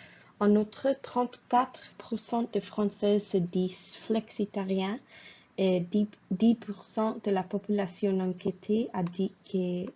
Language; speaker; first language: French; non-native, fluent; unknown